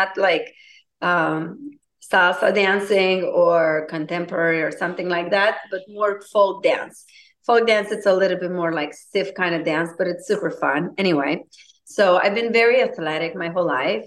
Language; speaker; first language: English; non-native, fluent; Romanian